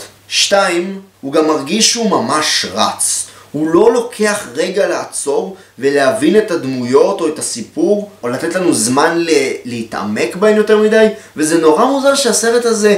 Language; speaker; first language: Hebrew; native; Hebrew